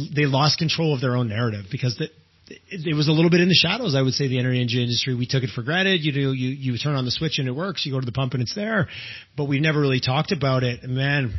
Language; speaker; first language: English; native; English